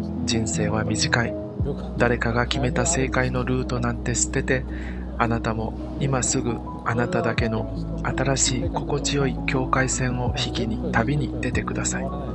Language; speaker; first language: Japanese; native; Japanese